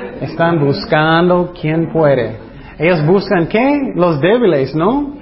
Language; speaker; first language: Spanish; non-native, fluent; English